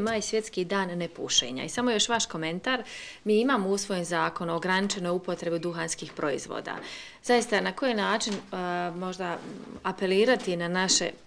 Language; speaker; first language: Serbian; native; Serbian